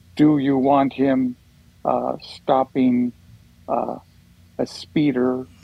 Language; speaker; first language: English; native; English